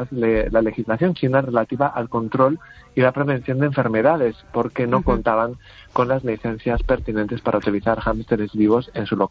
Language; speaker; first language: Spanish; native; Spanish